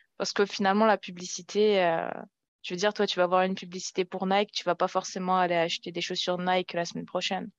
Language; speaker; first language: French; native; French